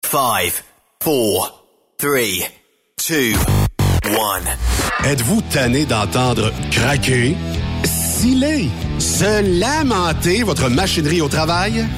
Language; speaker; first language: French; native; French